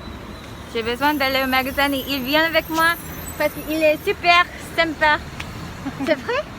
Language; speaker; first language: French; non-native, learner; English